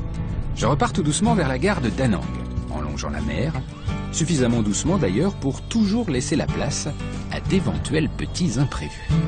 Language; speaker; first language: French; native; French